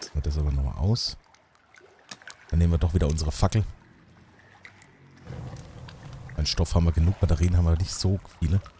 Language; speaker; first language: German; native; German